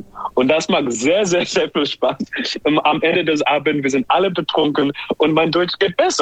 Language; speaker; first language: German; non-native, learner; English